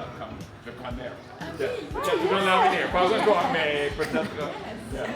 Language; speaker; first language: French; non-native, learner; English